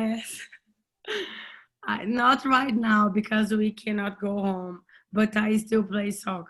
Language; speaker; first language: English; non-native, learner; Portuguese